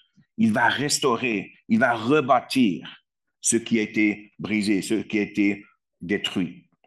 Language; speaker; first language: French; native; French